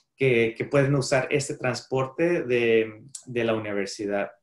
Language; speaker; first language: Spanish; native; Spanish